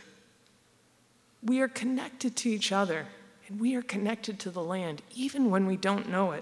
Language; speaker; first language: English; native; English